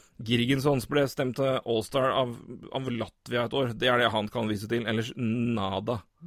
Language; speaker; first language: Norwegian; native; Norwegian